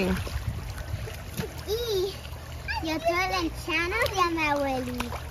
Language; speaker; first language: Spanish; early bilingual, heritage; English